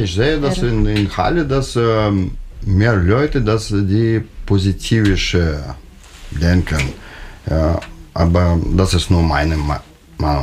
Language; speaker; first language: German; non-native, learner; Russian